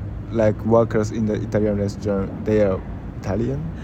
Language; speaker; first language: English; non-native, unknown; Japanese